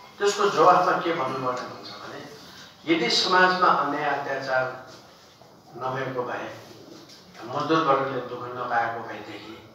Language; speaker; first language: Nepali; non-native, local second language; Newari